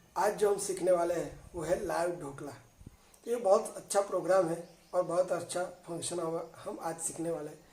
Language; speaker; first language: Hindi; non-native, local second language; Gujarati